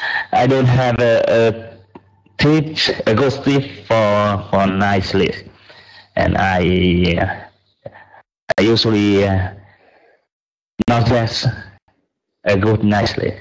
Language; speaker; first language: English; non-native, learner; Vietnamese